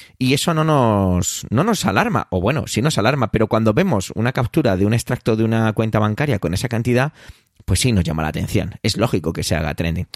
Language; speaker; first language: Spanish; native; Spanish